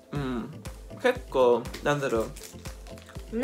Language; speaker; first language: Japanese; non-native, learner; English